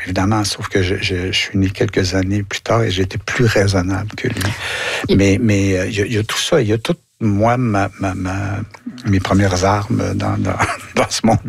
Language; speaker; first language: French; native; French